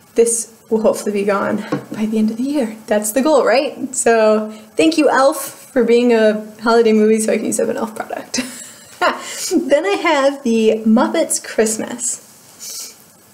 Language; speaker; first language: English; native; English